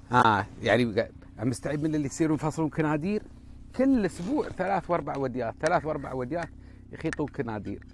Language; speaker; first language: Arabic; native; Arabic